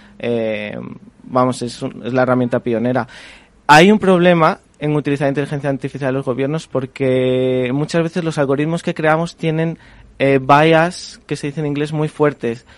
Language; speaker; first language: Spanish; native; Spanish